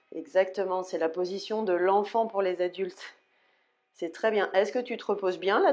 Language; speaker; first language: French; native; French